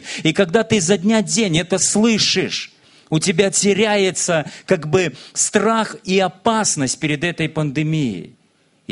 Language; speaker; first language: Russian; native; Russian